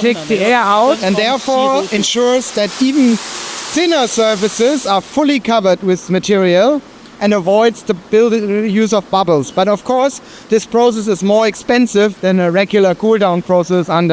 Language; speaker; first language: English; non-native, fluent; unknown